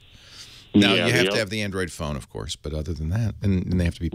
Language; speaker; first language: English; native; English